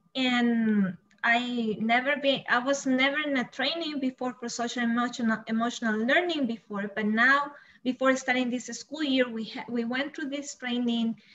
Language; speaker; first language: English; non-native, fluent; Spanish